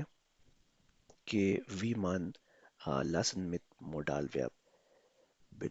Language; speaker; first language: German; non-native, fluent; Urdu